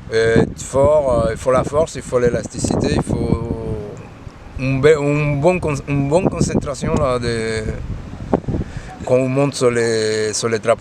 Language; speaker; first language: French; non-native, learner; Spanish